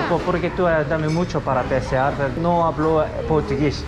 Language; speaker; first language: Spanish; non-native, learner; Korean